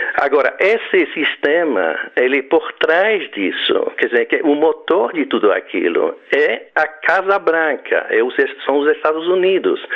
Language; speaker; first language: Portuguese; non-native, fluent; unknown